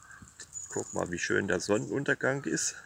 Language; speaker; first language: German; native; German